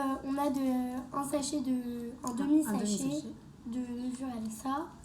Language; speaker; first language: French; native; French